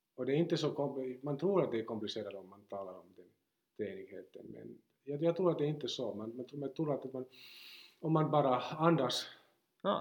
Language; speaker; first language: Swedish; non-native, local second language; Finnish